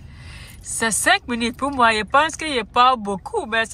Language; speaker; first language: French; non-native, learner; English